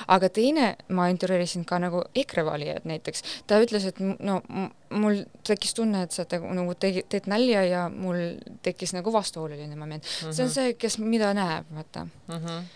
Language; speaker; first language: Estonian; non-native, local second language; Russian